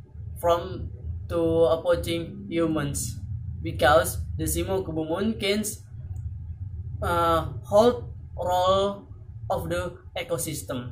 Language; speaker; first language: English; non-native, learner; Indonesian